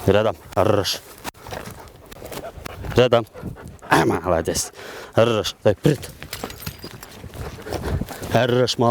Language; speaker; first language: Russian; non-native, local second language; Kyrgyz